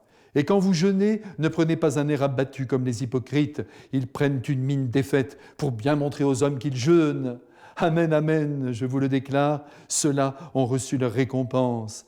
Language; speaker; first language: French; native; French